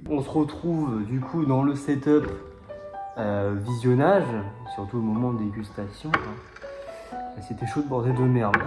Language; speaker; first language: French; native; French